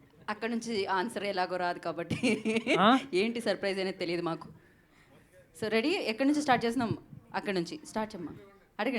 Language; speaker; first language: Telugu; native; Telugu